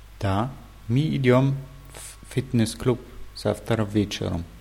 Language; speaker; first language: Russian; non-native, learner; German